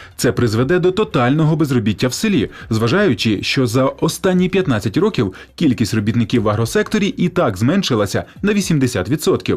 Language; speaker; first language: Ukrainian; native; Ukrainian